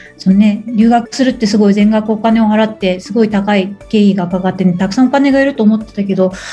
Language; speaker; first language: Japanese; native; Japanese